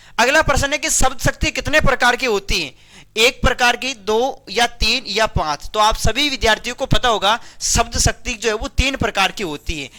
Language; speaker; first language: Hindi; native; Hindi